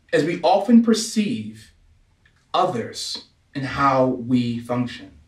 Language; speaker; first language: English; native; English